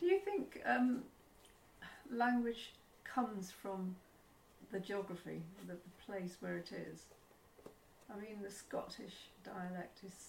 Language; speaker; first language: English; native; English